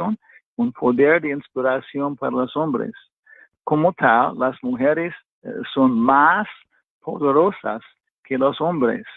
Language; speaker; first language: Spanish; non-native, fluent; English